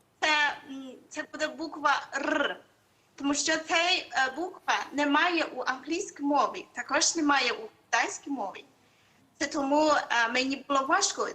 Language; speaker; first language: Ukrainian; non-native, learner; Chinese